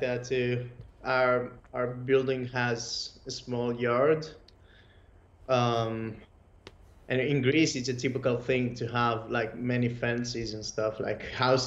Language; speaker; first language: English; non-native, fluent; Greek